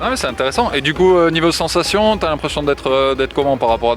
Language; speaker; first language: French; native; French